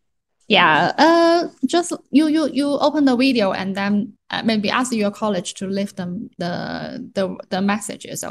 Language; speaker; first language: English; non-native, learner; Chinese